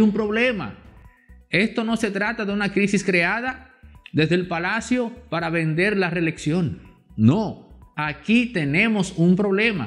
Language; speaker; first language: Spanish; native; Spanish